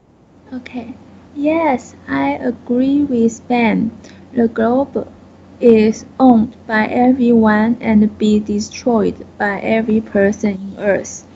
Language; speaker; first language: English; non-native, learner; Chinese